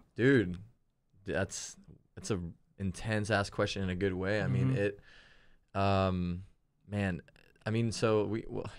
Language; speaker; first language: English; early bilingual, other home language; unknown